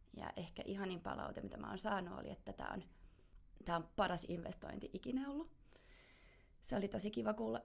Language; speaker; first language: Finnish; non-native, fluent; German